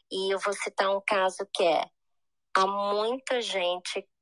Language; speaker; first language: Portuguese; native; Portuguese